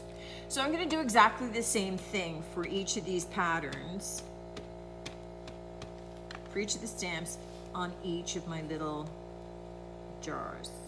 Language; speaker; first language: English; native; English